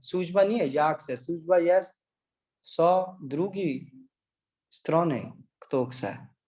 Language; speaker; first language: Polish; non-native, learner; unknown